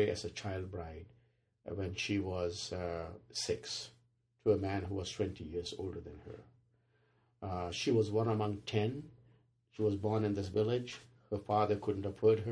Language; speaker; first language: English; non-native, local second language; Telugu